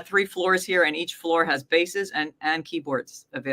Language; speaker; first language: English; native; English